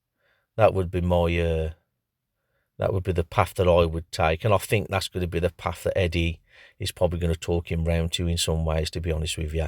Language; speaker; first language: English; native; English